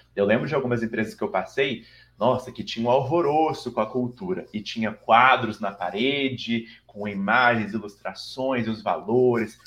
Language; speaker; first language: Portuguese; native; Portuguese